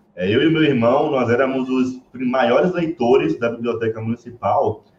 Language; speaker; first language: Portuguese; native; Portuguese